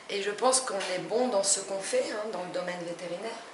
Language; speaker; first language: French; non-native, fluent; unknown